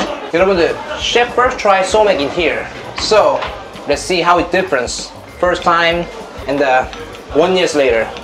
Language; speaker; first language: English; non-native, fluent; Korean